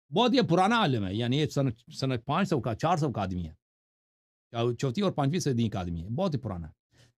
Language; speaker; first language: Urdu; non-native, fluent; Persian